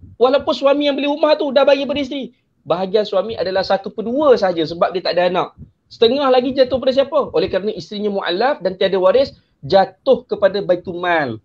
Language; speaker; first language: Malay; native; Malay